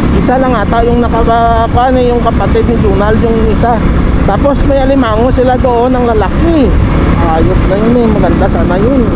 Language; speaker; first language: Filipino; non-native, local second language; Hiligaynon